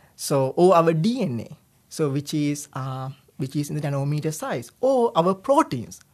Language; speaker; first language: English; non-native, local second language; Sinhala